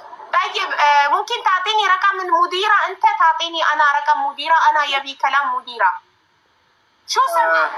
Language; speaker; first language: Arabic; non-native, learner; Amharic